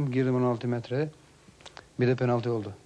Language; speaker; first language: Turkish; non-native, fluent; Albanian